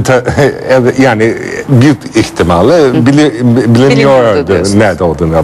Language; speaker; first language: Turkish; non-native, fluent; English